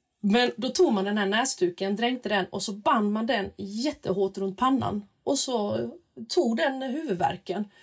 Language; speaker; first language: Swedish; early bilingual, other home language; Russian